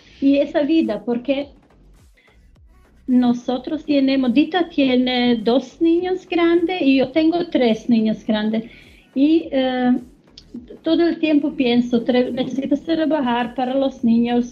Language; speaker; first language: Spanish; non-native, learner; German